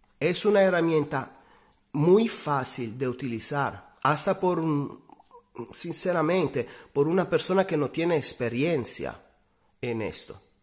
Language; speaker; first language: Spanish; non-native, fluent; Italian